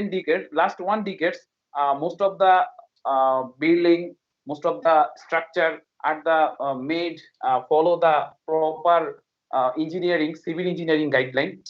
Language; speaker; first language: English; non-native, learner; Bangla